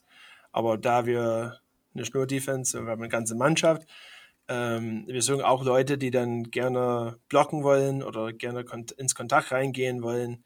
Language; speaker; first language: German; non-native, fluent; English